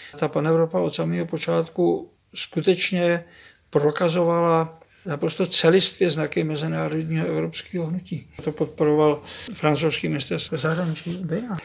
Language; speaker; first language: Czech; native; Czech